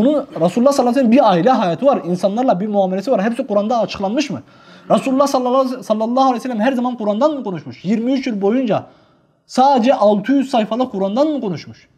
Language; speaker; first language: Turkish; native; Turkish